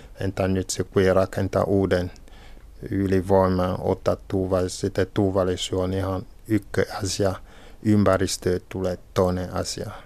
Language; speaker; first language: Finnish; non-native, learner; French